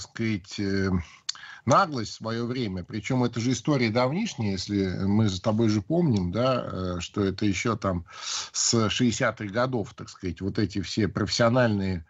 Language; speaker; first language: Russian; native; Russian